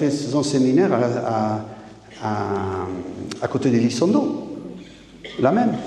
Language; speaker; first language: French; native; French